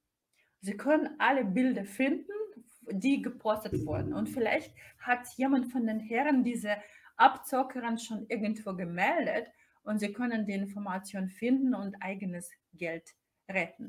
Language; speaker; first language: German; non-native, fluent; Russian